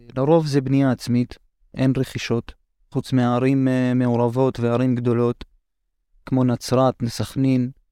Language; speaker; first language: Hebrew; non-native, local second language; Arabic